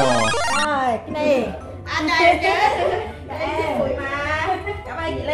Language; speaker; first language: Korean; non-native, learner; Vietnamese